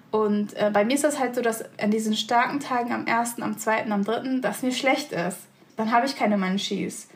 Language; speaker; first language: German; early bilingual, other home language; Turkish